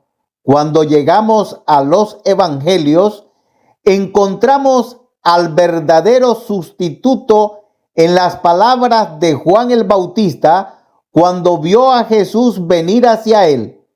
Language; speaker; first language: Spanish; native; Spanish